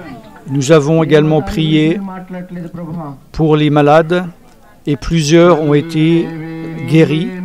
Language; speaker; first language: French; native; French